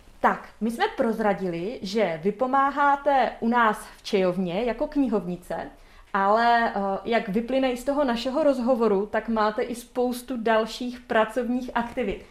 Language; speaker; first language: Czech; native; Czech